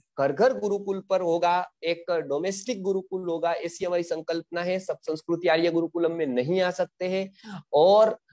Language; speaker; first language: Hindi; non-native, local second language; Gujarati